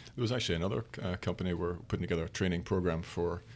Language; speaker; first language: English; native; English